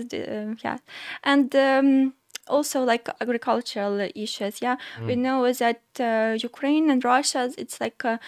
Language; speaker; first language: English; non-native, fluent; Ukrainian